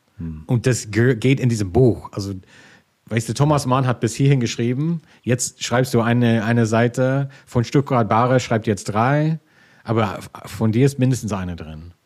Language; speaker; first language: German; non-native, fluent; English